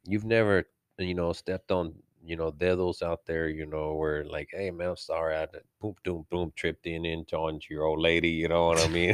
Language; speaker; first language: English; early bilingual, other home language; Spanish